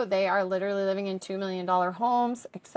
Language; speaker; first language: English; native; English